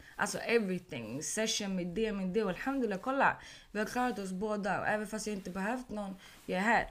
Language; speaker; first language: Swedish; early bilingual, other home language; Arabic